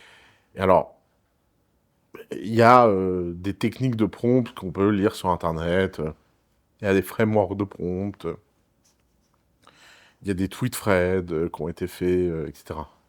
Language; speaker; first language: French; native; French